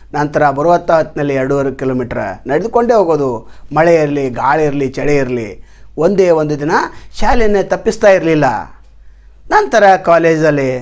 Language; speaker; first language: Kannada; native; Kannada